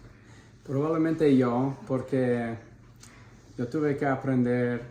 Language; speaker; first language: Spanish; non-native, fluent; English